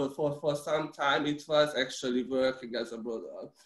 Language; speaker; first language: English; early bilingual, other home language; Hungarian